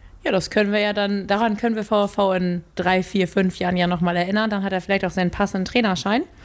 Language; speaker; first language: German; native; German